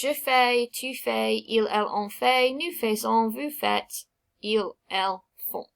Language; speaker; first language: French; non-native, fluent; English